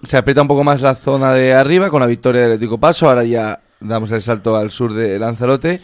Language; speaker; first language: Spanish; native; Spanish